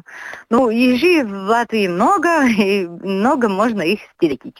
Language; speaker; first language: Russian; non-native, local second language; Latvian